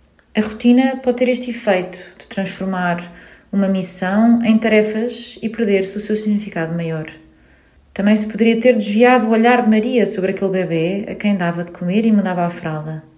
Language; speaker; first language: Portuguese; native; Portuguese